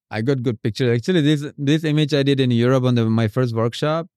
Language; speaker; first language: English; non-native, fluent; Czech